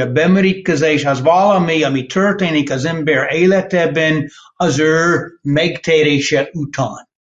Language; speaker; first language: Hungarian; non-native, fluent; English